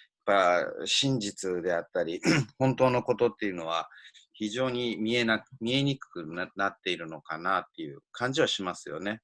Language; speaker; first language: Japanese; native; Japanese